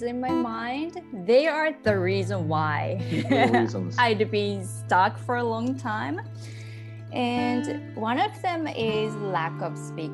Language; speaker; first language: English; non-native, fluent; Japanese